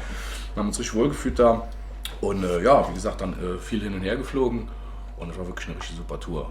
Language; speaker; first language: German; native; German